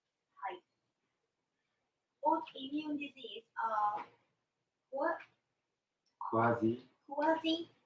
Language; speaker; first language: English; non-native, learner; Japanese